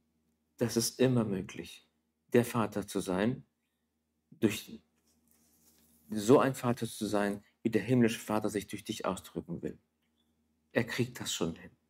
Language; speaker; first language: German; native; German